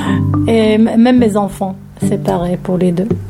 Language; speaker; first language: French; non-native, learner; Arabic